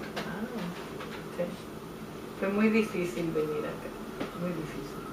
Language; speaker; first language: Spanish; native; Spanish